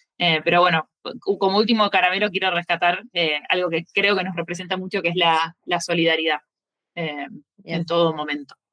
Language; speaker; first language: Spanish; native; Spanish